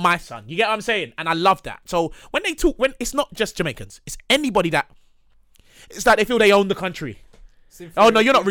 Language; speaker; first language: English; native; English